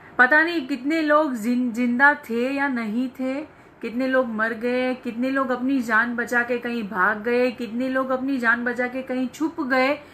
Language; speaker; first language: Hindi; non-native, local second language; Gujarati